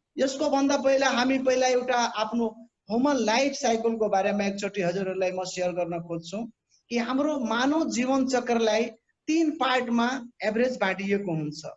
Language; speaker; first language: Nepali; non-native, local second language; Bhojpuri